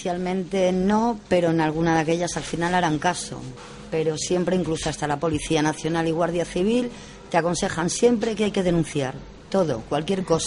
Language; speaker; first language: Spanish; native; Spanish